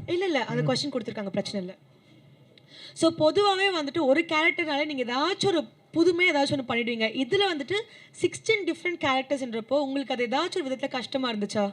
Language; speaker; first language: Tamil; native; Tamil